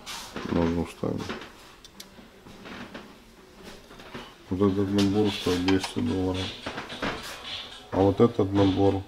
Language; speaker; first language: Russian; native; Russian